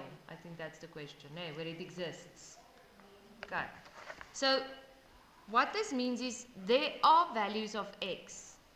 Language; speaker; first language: English; non-native, local second language; Afrikaans